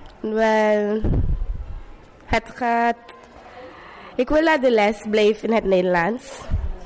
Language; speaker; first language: Dutch; non-native, learner; English